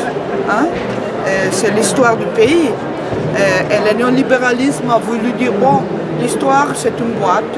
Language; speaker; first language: French; non-native, fluent; Spanish